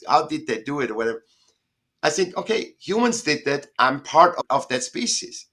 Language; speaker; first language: English; non-native, fluent; German